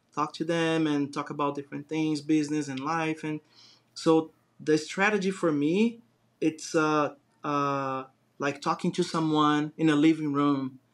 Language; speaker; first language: English; non-native, fluent; Portuguese